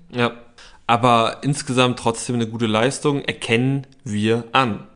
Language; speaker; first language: German; native; German